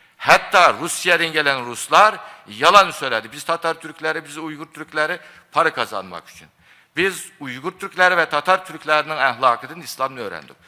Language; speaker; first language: Turkish; non-native, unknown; Japanese